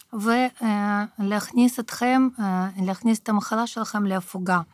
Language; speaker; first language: Hebrew; early bilingual, other home language; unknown